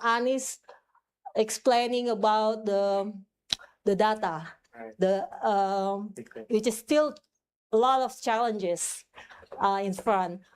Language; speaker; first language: English; non-native, fluent; Indonesian